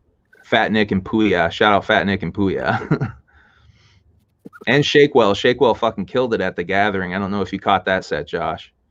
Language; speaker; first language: English; native; English